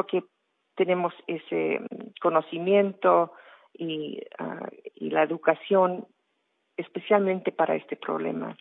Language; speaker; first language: Spanish; early bilingual, heritage; Spanish